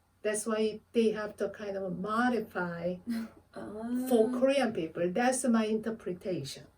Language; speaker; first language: English; non-native, learner; Korean